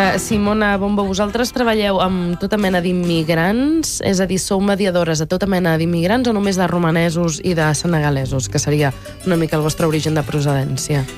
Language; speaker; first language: Catalan; native; Catalan